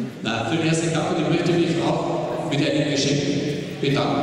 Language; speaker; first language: German; native; German